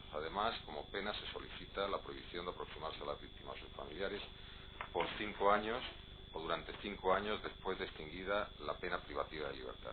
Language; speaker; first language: Spanish; native; Spanish